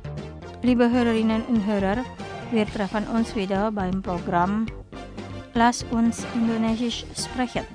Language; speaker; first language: German; non-native, fluent; Indonesian